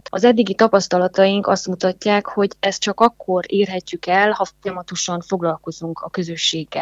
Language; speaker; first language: Hungarian; native; Hungarian